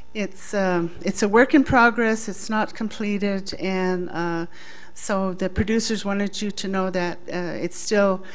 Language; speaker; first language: English; native; English